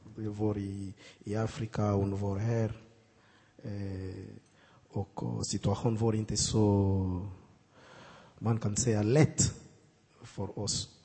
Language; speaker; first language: Swedish; non-native, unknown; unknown